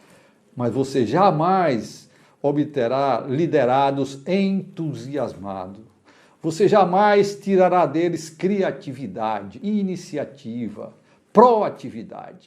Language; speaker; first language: Portuguese; native; Portuguese